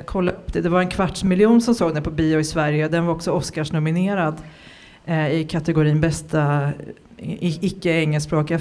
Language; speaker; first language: Swedish; native; Swedish